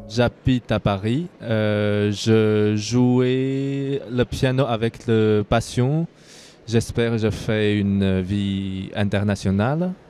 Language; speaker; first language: French; non-native, learner; Chinese